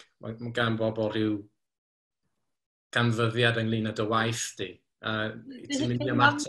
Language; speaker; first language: Welsh; native; Welsh